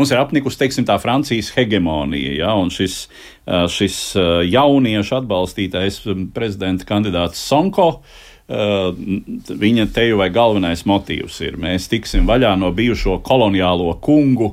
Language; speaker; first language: Latvian; native; Latvian